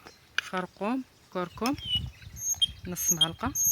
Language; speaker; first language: Arabic; native; Arabic